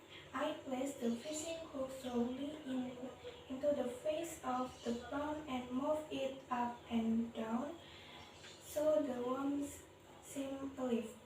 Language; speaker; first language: English; non-native, learner; Indonesian